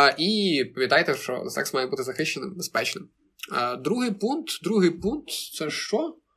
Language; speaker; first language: Ukrainian; native; Ukrainian